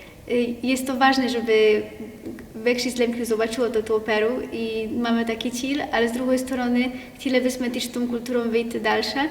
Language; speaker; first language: Polish; non-native, local second language; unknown